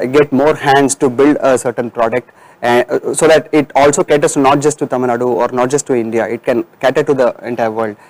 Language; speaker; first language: English; non-native, local second language; Tamil